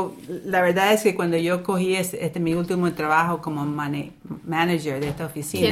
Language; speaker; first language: Spanish; early bilingual, other home language; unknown